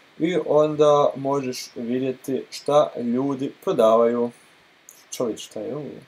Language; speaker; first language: Croatian; early bilingual, heritage; Croatian